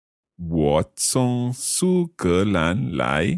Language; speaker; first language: Chinese; non-native, learner; English